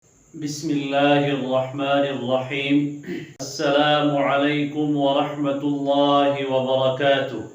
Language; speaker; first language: Arabic; non-native, fluent; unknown